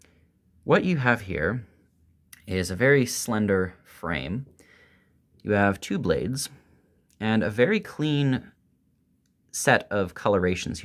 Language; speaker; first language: English; native; English